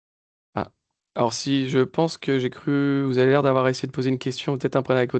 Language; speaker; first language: French; native; French